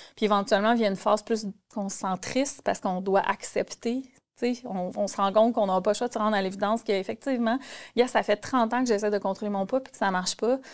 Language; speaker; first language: French; native; French